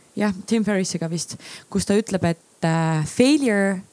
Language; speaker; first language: Estonian; native; Estonian